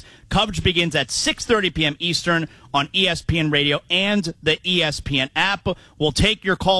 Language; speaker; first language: English; native; English